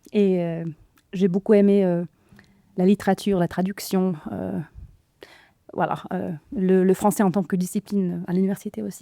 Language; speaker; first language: French; non-native, fluent; Norwegian